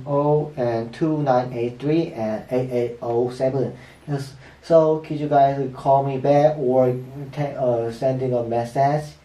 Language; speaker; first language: English; non-native, learner; Korean